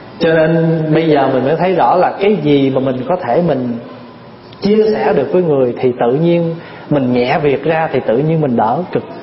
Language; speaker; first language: Vietnamese; early bilingual, heritage; Vietnamese